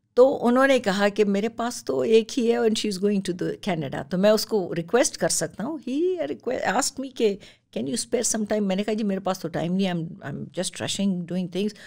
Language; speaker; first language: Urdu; non-native, local second language; Pashto